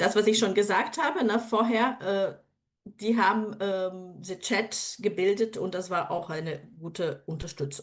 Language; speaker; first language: German; non-native, fluent; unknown